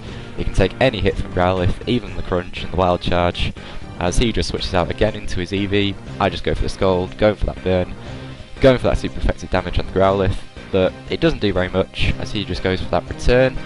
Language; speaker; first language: English; native; English